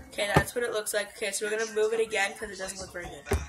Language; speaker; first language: English; native; English